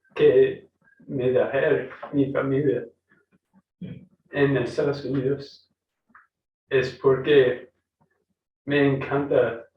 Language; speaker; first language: Spanish; non-native, learner; English